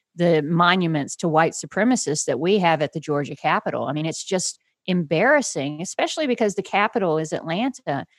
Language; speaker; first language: English; native; English